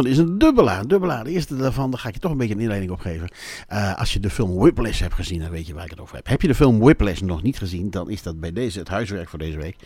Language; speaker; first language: Dutch; native; Dutch